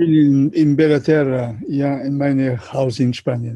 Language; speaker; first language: German; non-native, learner; Catalan